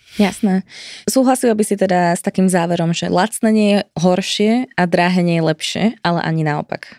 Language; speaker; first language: Slovak; native; Slovak